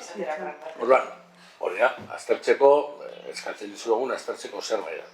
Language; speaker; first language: Basque; native; Basque